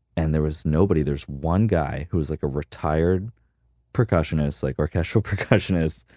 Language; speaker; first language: English; native; English